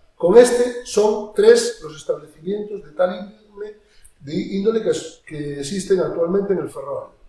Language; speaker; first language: Spanish; native; Spanish